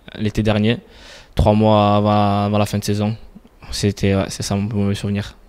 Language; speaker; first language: French; native; French